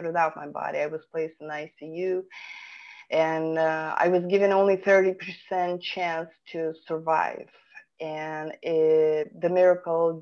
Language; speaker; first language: English; non-native, fluent; Lithuanian